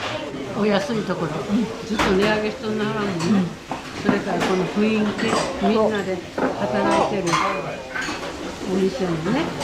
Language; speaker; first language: Japanese; native; Japanese